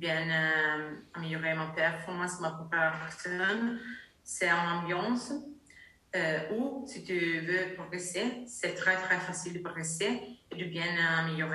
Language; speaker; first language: French; non-native, learner; Italian